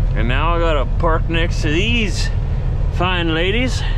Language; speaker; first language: English; native; English